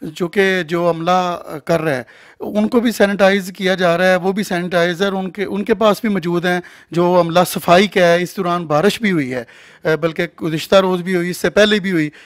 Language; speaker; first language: Urdu; non-native, local second language; Punjabi